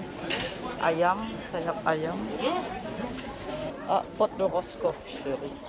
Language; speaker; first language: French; non-native, learner; Malay